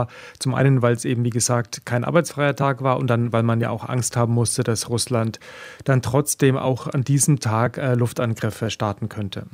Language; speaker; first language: German; native; German